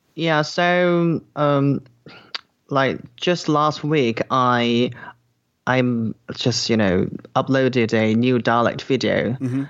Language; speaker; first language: English; non-native, fluent; Korean